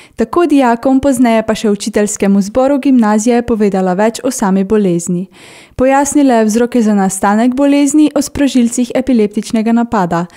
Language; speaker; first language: Slovenian; native; Slovenian